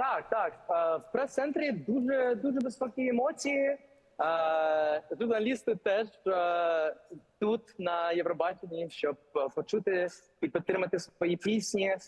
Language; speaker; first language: Ukrainian; early bilingual, heritage; English